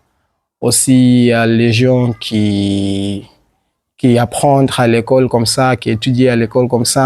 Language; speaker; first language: French; non-native, learner; Swahili